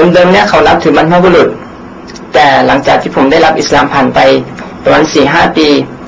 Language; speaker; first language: Thai; non-native, local second language; Akha